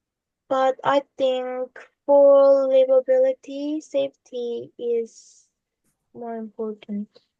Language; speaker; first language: English; non-native, learner; Korean